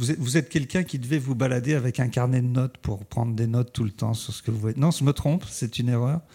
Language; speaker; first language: French; native; French